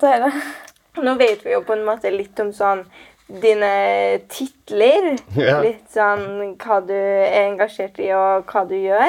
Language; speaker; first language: Norwegian; native; Norwegian